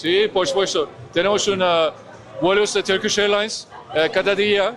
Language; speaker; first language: Spanish; non-native, learner; Turkish